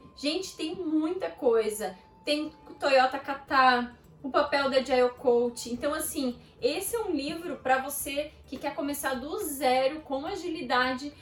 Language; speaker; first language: Portuguese; native; Portuguese